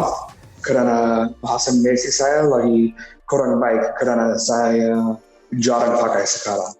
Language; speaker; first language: Indonesian; non-native, fluent; English